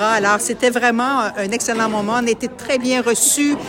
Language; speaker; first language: French; native; French